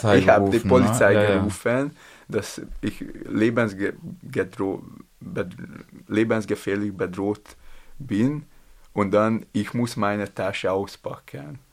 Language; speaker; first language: German; non-native, learner; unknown